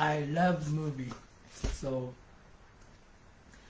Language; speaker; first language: English; non-native, learner; Japanese